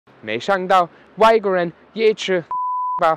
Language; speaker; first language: Chinese; non-native, learner; German